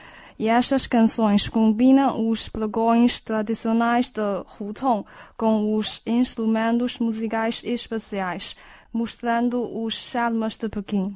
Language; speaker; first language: Portuguese; non-native, learner; Chinese